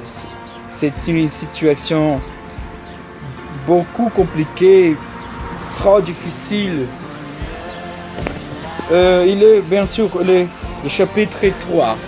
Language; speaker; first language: French; non-native, learner; Portuguese